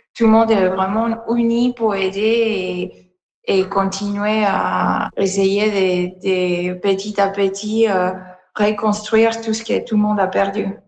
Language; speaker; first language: French; non-native, fluent; Spanish